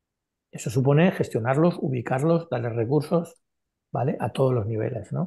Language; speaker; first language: Spanish; native; Spanish